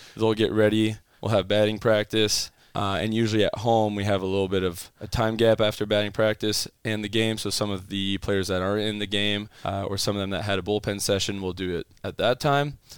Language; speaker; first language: English; non-native, fluent; French